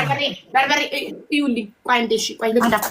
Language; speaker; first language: Amharic; native; Amharic